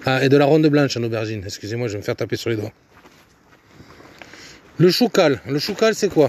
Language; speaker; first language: French; native; French